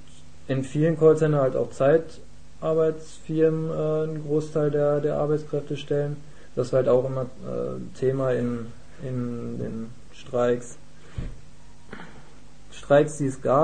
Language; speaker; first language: German; native; German